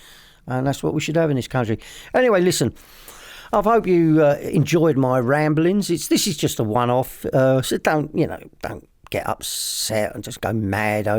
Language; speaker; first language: English; native; English